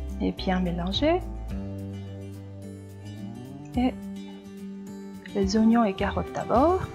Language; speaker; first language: French; non-native, fluent; Korean